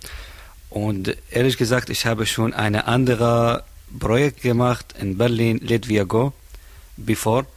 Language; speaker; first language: German; non-native, learner; Arabic